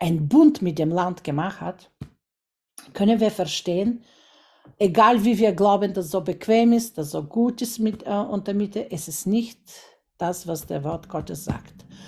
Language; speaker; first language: German; non-native, fluent; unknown